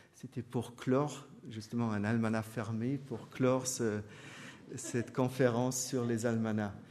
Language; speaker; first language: French; non-native, fluent; German